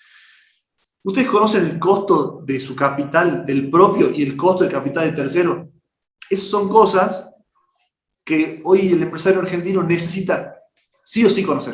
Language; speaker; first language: Spanish; native; Spanish